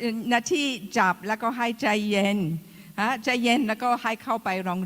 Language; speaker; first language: Thai; non-native, fluent; English